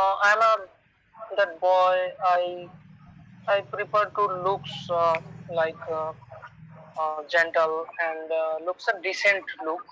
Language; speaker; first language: English; non-native, learner; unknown